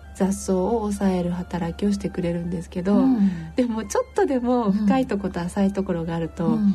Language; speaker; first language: Japanese; native; Japanese